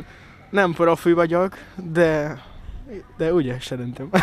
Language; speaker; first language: Hungarian; non-native, learner; Italian